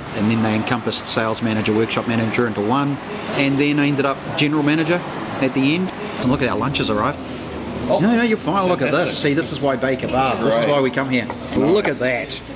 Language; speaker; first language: English; native; English